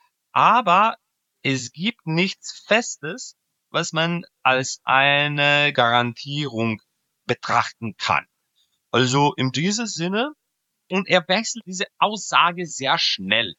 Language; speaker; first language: German; non-native, fluent; Serbian